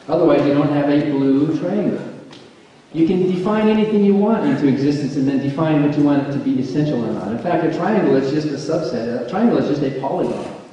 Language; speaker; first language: English; native; English